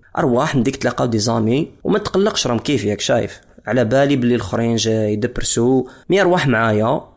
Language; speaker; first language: Arabic; non-native, fluent; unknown